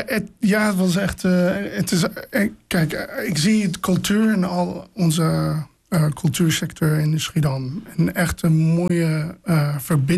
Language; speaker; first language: Dutch; non-native, fluent; English